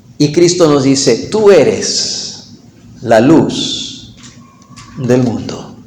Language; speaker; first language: Spanish; non-native, fluent; English